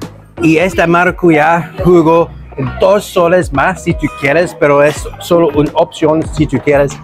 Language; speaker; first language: Spanish; non-native, learner; English